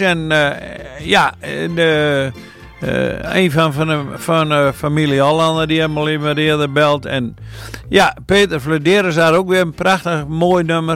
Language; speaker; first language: Dutch; native; Dutch